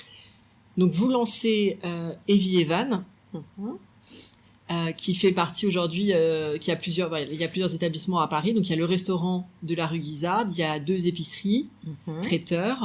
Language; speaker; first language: French; native; French